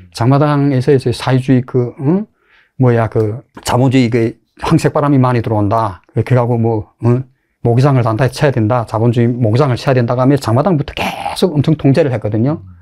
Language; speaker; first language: Korean; native; Korean